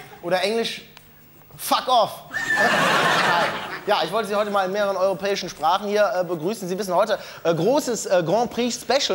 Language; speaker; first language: German; native; German